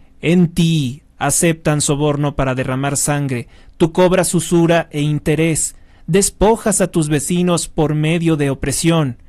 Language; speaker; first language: Spanish; native; Spanish